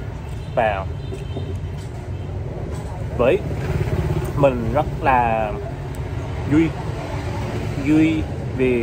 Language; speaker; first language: Vietnamese; non-native, learner; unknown